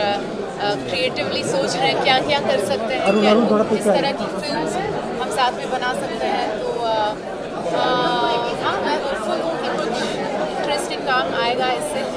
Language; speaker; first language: Hindi; early bilingual, other home language; French